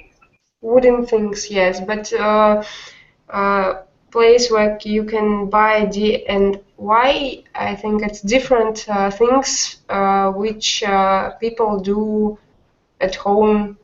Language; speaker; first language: English; non-native, learner; Russian